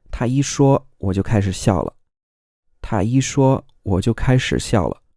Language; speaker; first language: Chinese; non-native, fluent; English